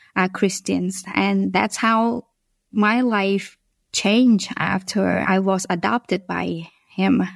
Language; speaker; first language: English; non-native, fluent; Khmer